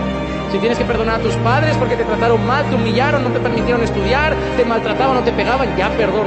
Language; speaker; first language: Spanish; native; Spanish